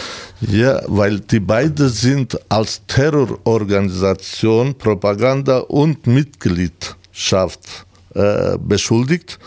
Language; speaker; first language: German; non-native, learner; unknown